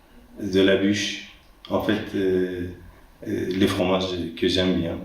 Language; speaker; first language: French; non-native, fluent; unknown